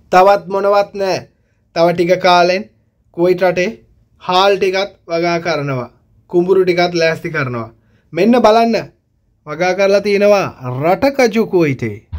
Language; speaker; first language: Sinhala; native; Sinhala